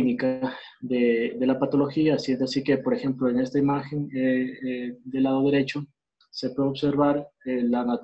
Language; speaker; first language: Spanish; native; Spanish